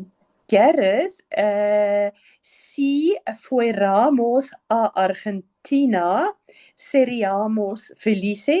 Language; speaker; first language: Spanish; non-native, learner; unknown